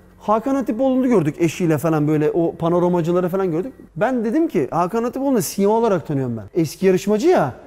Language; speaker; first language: Turkish; early bilingual, heritage; Turkish